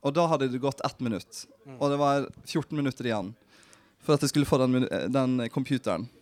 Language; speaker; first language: Norwegian; early bilingual, heritage; Norwegian